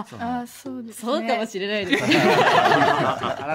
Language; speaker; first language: Japanese; native; Japanese